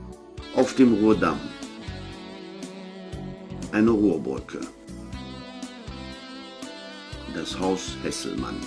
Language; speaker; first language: German; native; German